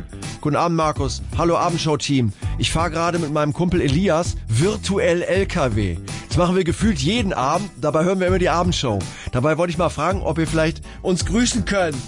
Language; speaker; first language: German; native; German